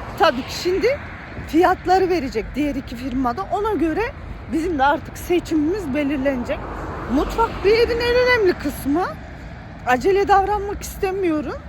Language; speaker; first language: Turkish; native; Turkish